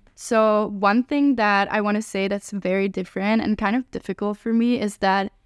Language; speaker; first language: English; non-native, fluent; Hungarian